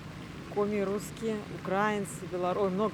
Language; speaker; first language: Russian; native; Russian